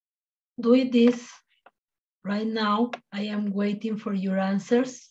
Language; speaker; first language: English; non-native, learner; Spanish